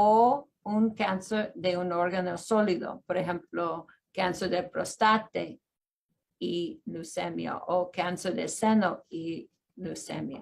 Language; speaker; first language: Spanish; non-native, fluent; English